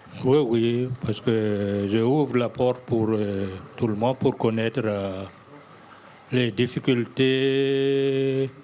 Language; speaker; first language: French; non-native, local second language; Malagasy